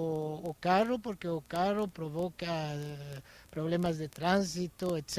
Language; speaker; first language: Portuguese; non-native, fluent; French